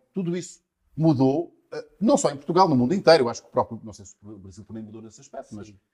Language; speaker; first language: Portuguese; native; Portuguese